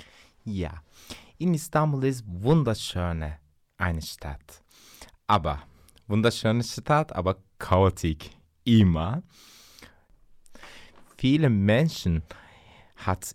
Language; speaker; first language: German; non-native, learner; Turkish